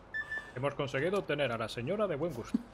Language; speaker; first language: Spanish; native; Spanish